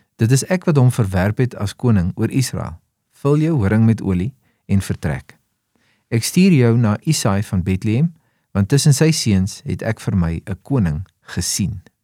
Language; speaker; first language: Afrikaans; native; Afrikaans